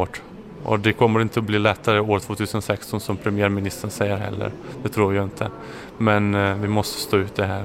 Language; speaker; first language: Swedish; non-native, fluent; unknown